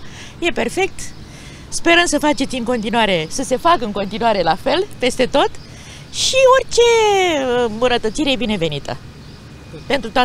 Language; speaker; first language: Romanian; native; Romanian